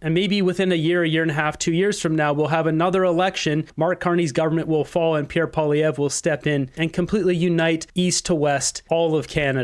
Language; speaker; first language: English; native; English